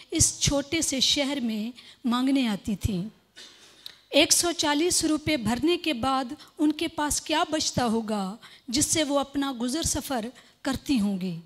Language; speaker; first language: Urdu; non-native, local second language; Sindhi